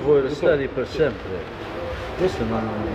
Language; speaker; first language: Italian; non-native, learner; Arabic